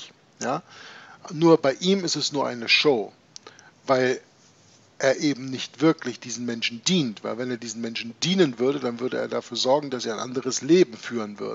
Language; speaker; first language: German; native; German